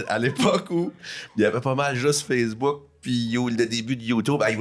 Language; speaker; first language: French; native; French